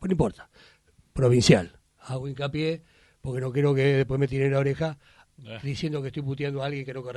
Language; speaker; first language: Spanish; native; Spanish